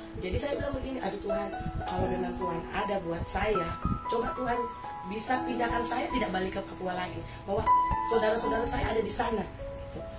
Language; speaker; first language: Indonesian; native; Indonesian